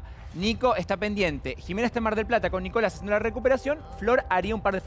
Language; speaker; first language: Spanish; native; Spanish